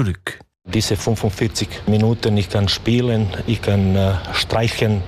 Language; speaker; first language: German; non-native, learner; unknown